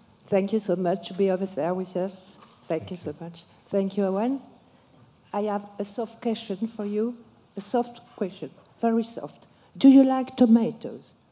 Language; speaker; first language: English; non-native, learner; French